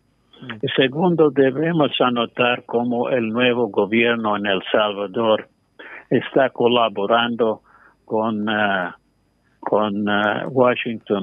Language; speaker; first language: Spanish; non-native, fluent; English